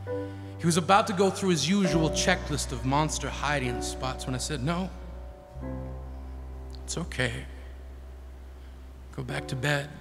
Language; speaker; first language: English; native; English